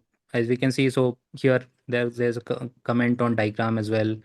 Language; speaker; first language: English; non-native, local second language; Hindi